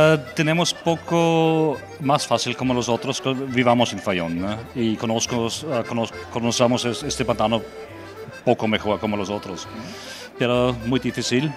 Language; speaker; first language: Spanish; non-native, learner; French